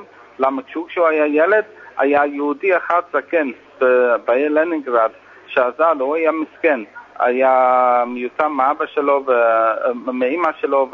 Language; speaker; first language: Hebrew; non-native, fluent; English